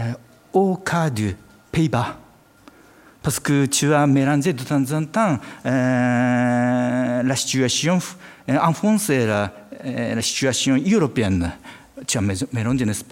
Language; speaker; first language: French; non-native, fluent; Japanese